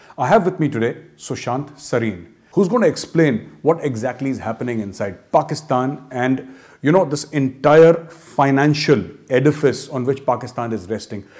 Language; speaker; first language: English; non-native, local second language; Hindi